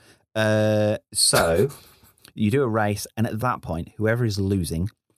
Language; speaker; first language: English; native; English